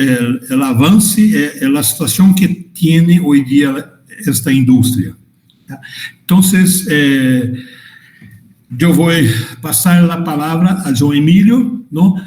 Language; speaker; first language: Spanish; non-native, fluent; Portuguese